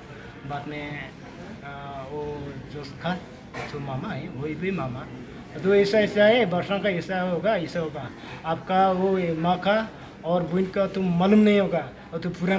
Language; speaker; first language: Hindi; non-native, local second language; Khasi